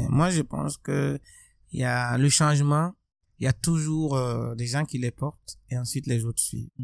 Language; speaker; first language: French; non-native, local second language; Mossi